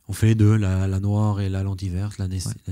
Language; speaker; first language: French; native; French